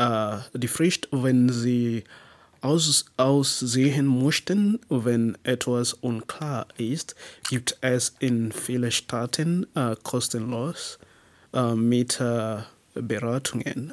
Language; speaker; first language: German; non-native, learner; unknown